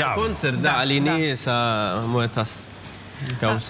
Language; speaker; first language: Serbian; non-native, learner; Arabic